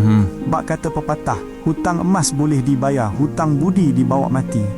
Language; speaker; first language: Malay; native; Malay